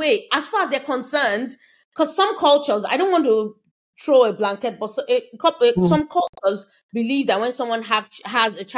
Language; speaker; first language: English; non-native, local second language; Yoruba